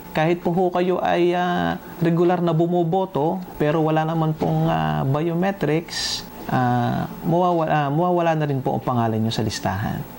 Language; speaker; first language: Filipino; native; Filipino